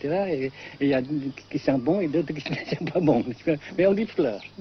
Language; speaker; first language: French; non-native, local second language; Vietnamese